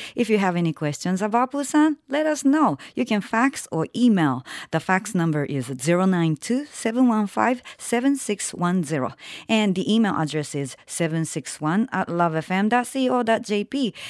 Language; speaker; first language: English; non-native, fluent; Japanese